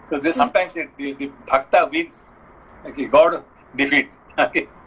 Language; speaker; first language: English; non-native, local second language; Nepali